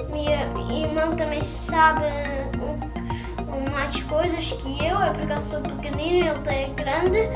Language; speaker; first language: Portuguese; early bilingual, other home language; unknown